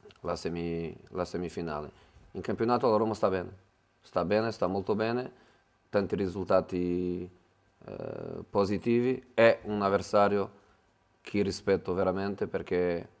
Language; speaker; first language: Italian; non-native, fluent; Portuguese